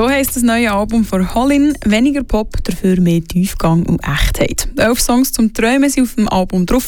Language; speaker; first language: German; native; German